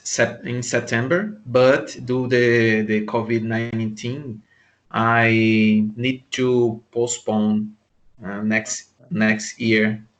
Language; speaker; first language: English; non-native, learner; Portuguese